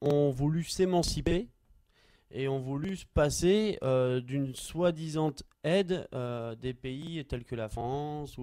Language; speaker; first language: French; native; French